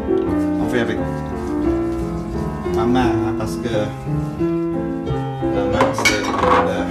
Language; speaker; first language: French; non-native, learner; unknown